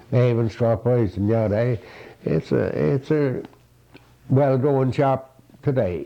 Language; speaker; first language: English; non-native, fluent; Swedish